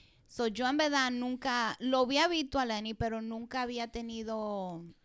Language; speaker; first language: Spanish; early bilingual, heritage; Spanish